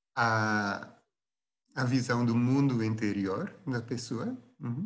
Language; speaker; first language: Portuguese; non-native, fluent; Dutch